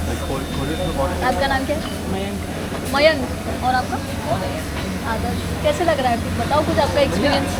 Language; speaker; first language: Hindi; non-native, local second language; Marathi